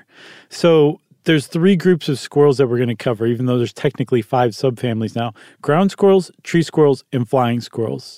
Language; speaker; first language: English; native; English